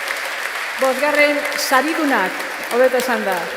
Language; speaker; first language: Basque; native; Basque